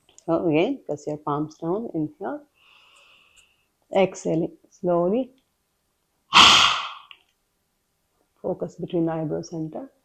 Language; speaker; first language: English; non-native, local second language; Telugu